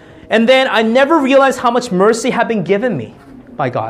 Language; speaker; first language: English; early bilingual, other home language; Korean